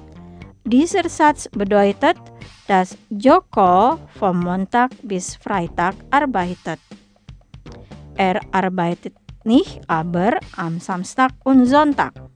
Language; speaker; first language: German; non-native, fluent; Indonesian